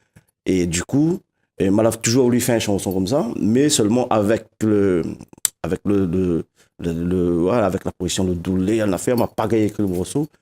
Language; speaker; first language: French; non-native, local second language; Réunion Creole French